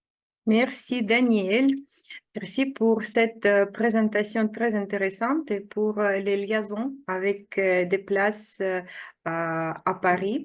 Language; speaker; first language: French; non-native, fluent; Russian